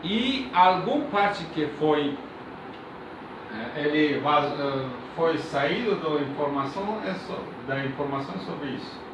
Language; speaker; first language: Portuguese; non-native, learner; Persian